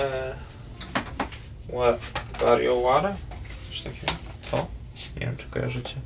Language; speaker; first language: Polish; native; Polish